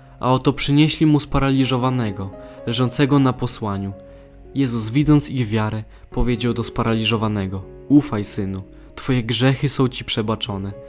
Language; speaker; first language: Polish; native; Polish